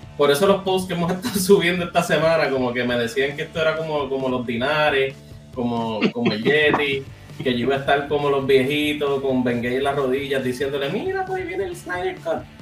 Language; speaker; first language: Spanish; native; Spanish